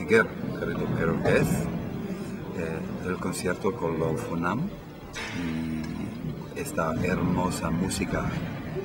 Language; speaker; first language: Spanish; non-native, fluent; Italian